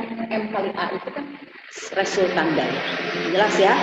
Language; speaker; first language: Indonesian; native; Indonesian